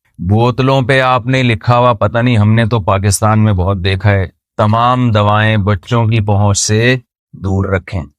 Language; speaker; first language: Urdu; native; Urdu